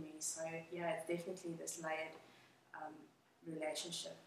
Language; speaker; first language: English; non-native, local second language; Afrikaans